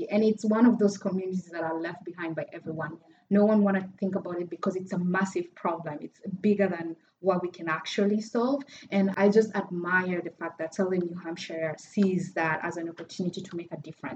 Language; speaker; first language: English; non-native, local second language; Kinyarwanda